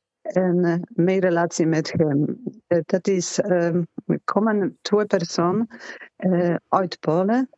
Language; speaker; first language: Dutch; non-native, learner; Polish